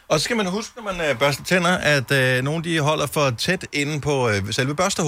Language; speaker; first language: Danish; native; Danish